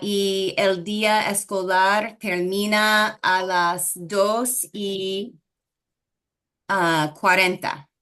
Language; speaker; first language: Spanish; non-native, fluent; English